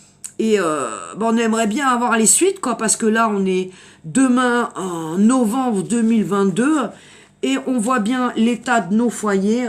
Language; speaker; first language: French; native; French